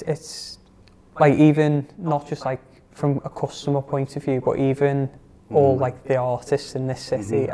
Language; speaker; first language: English; native; English